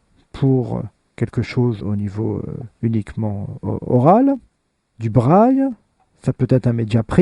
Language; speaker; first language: French; native; French